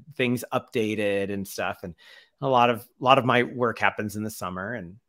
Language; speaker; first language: English; native; English